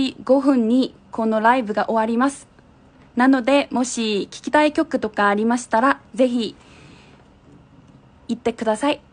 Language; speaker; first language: Japanese; non-native, fluent; Korean